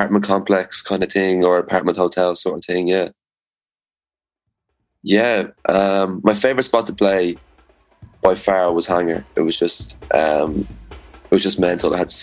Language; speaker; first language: English; native; English